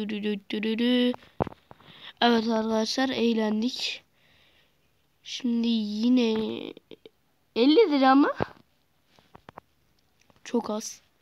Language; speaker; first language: Turkish; native; Turkish